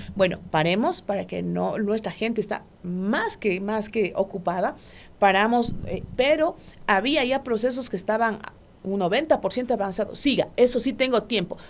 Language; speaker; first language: Spanish; non-native, local second language; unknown